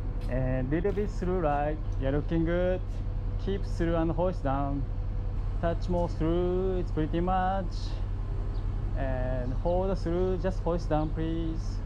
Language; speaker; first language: English; non-native, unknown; Japanese